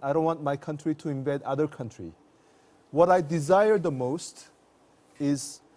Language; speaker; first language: English; non-native, fluent; Korean